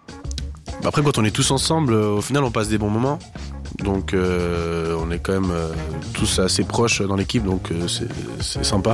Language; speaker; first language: French; native; French